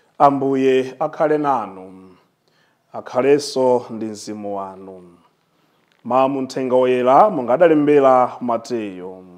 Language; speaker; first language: Nyanja; native; Nyanja